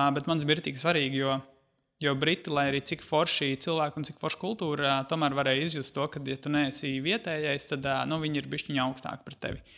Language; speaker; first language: Latvian; native; Latvian